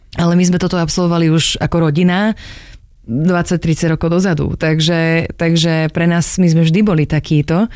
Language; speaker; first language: Slovak; non-native, local second language; English